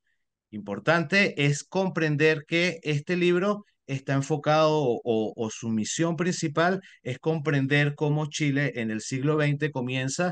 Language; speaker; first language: Spanish; native; Spanish